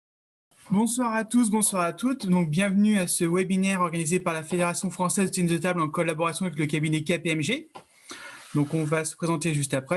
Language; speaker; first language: French; native; French